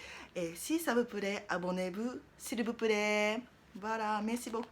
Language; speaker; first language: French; non-native, learner; Japanese